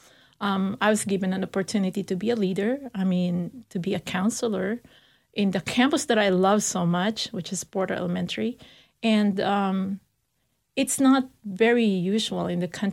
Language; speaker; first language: English; non-native, local second language; Filipino